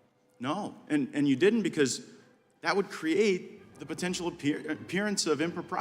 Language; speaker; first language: English; native; English